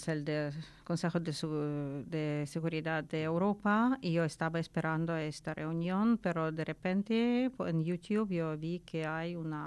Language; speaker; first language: Spanish; non-native, learner; Ukrainian